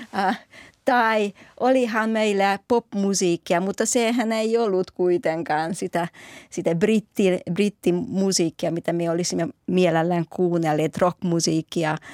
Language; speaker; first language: Finnish; non-native, fluent; Hungarian